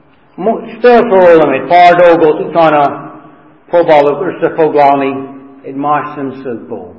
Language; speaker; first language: Hungarian; non-native, fluent; English